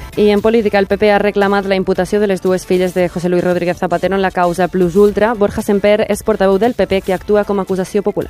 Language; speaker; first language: Catalan; native; Catalan